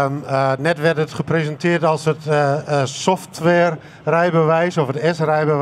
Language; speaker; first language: Dutch; native; Dutch